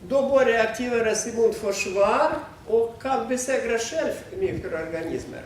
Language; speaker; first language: Swedish; non-native, fluent; Russian